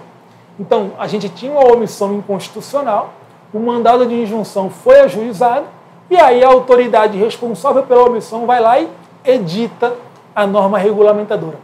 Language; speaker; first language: Portuguese; native; Portuguese